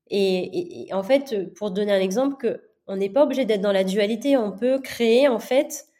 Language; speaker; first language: French; non-native, local second language; Gujarati